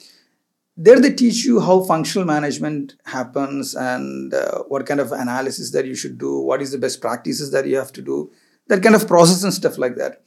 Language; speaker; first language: English; non-native, local second language; Malayalam